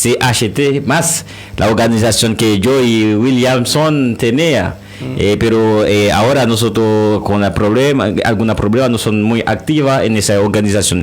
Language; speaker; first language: Spanish; non-native, learner; Haitian Creole